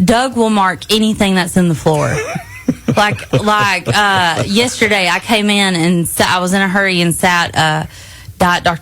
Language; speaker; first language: English; native; English